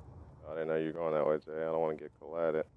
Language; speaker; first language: English; native; English